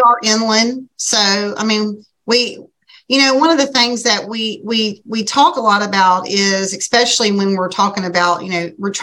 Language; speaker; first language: English; native; English